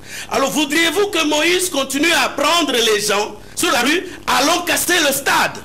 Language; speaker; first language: French; non-native, local second language; Lingala